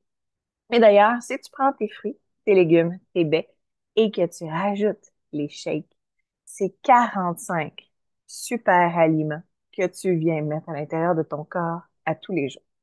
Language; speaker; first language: French; native; French